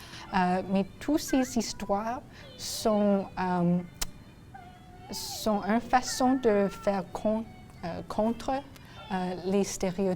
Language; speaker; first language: French; non-native, local second language; English